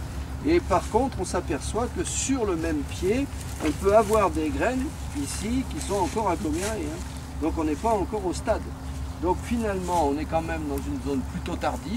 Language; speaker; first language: French; native; French